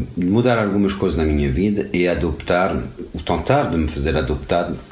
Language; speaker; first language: Portuguese; non-native, fluent; French